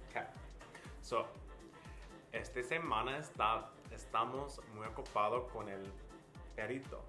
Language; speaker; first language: Spanish; non-native, fluent; English